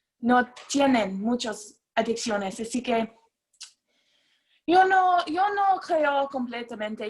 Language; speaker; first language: Spanish; non-native, learner; English